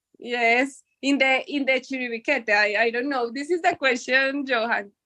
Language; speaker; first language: English; non-native, learner; Spanish